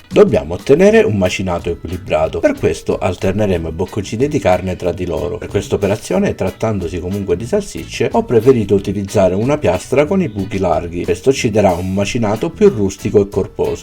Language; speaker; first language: Italian; native; Italian